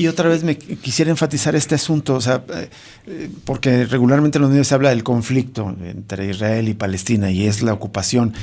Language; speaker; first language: Spanish; non-native, local second language; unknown